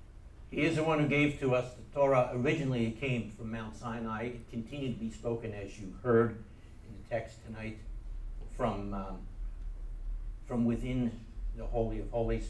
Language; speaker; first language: English; native; English